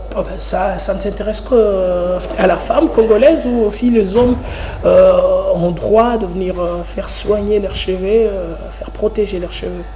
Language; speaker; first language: French; non-native, local second language; Lingala